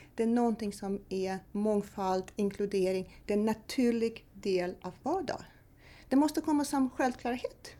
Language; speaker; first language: Swedish; non-native, fluent; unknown